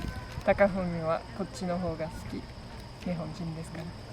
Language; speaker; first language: Japanese; non-native, learner; French